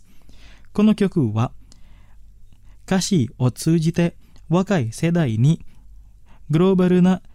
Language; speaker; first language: Japanese; non-native, fluent; Indonesian